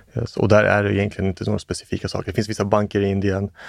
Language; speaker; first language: Swedish; early bilingual, other home language; English